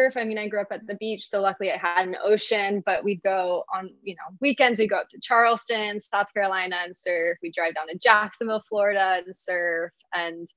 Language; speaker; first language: English; native; English